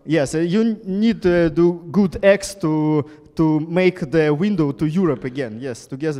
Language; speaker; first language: English; non-native, fluent; Russian